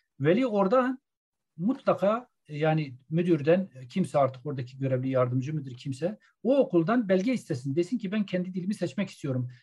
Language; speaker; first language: Turkish; non-native, local second language; Zaza